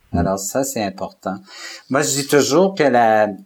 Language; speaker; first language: French; native; French